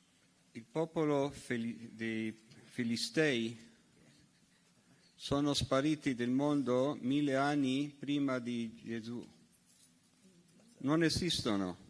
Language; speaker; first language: Italian; non-native, fluent; Hebrew